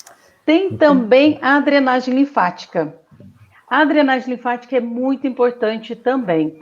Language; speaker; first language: Portuguese; native; Portuguese